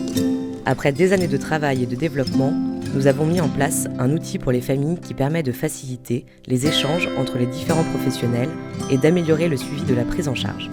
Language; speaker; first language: French; native; French